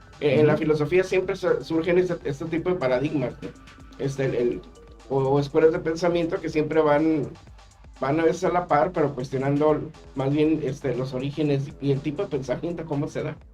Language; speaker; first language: Spanish; native; Spanish